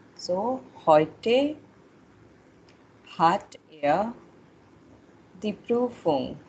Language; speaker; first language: German; non-native, fluent; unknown